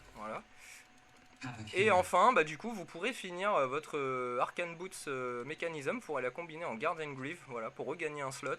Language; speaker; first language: French; native; French